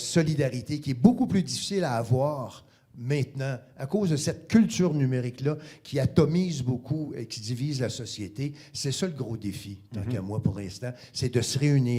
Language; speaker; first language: French; native; French